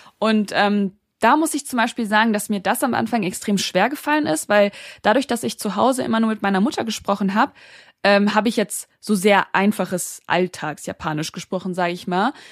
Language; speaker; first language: German; native; German